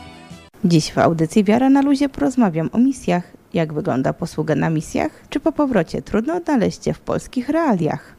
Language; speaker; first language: Polish; native; Polish